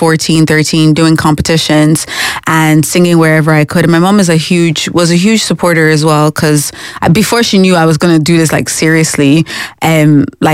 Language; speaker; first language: English; native; English